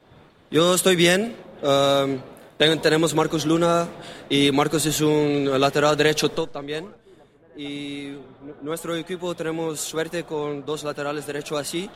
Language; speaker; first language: Spanish; non-native, learner; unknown